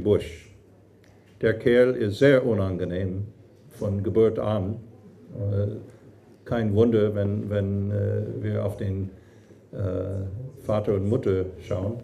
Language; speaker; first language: German; non-native, fluent; English